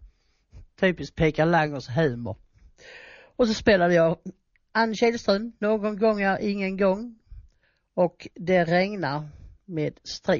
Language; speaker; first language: Swedish; native; Swedish